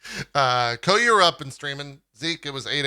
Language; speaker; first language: English; native; English